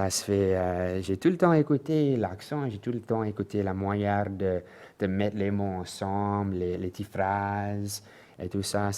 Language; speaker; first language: French; non-native, local second language; English